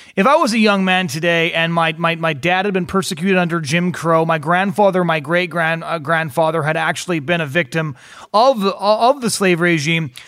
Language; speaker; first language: English; native; English